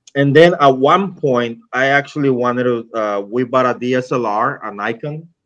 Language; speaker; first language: English; non-native, fluent; Spanish